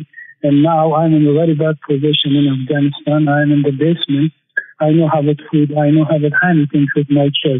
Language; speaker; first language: English; non-native, learner; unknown